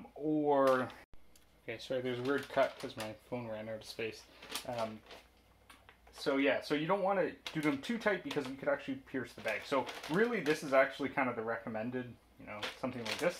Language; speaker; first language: English; native; English